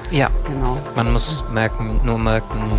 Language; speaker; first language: German; non-native, fluent; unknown